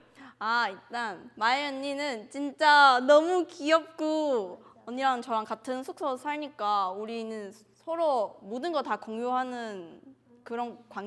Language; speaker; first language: Korean; non-native, fluent; Chinese